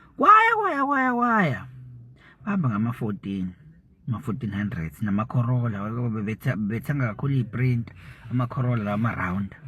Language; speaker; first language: Zulu; native; Zulu